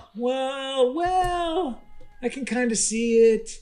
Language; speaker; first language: English; native; English